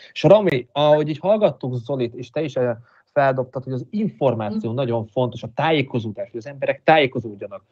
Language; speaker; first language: Hungarian; native; Hungarian